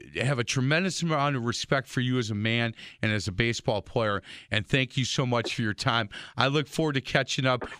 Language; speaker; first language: English; native; English